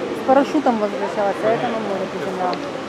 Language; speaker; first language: Russian; native; Russian